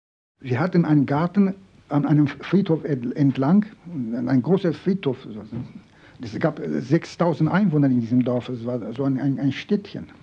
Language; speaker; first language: German; non-native, fluent; French